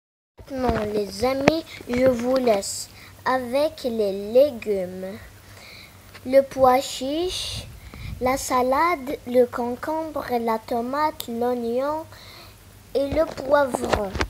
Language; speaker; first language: French; non-native, local second language; Arabic